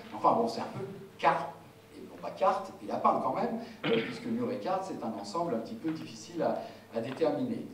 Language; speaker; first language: French; native; French